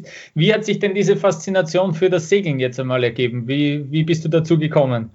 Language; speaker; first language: German; native; German